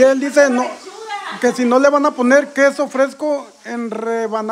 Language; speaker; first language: Spanish; native; Spanish